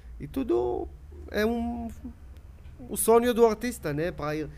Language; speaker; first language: Portuguese; non-native, learner; Hebrew